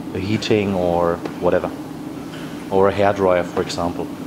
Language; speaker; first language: English; non-native, fluent; German